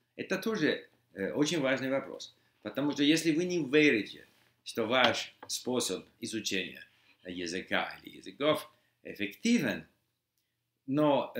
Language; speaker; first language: Russian; non-native, fluent; English